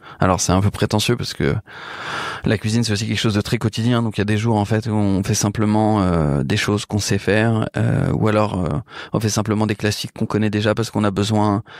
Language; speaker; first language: French; native; French